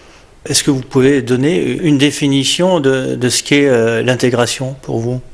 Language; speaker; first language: French; native; French